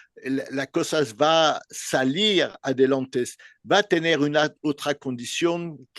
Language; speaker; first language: Spanish; non-native, learner; French